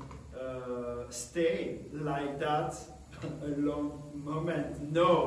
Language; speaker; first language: English; non-native, learner; French